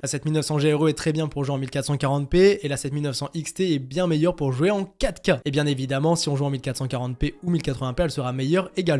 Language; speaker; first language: French; native; French